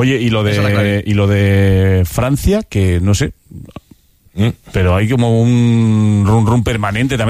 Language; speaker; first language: Spanish; native; Spanish